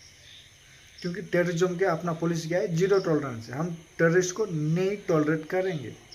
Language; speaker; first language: Hindi; non-native, local second language; Odia